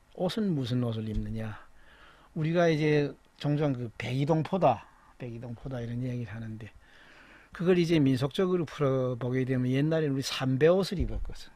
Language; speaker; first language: Korean; native; Korean